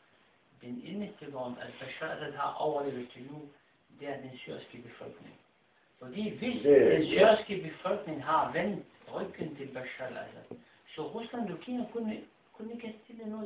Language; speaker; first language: Danish; non-native, fluent; Arabic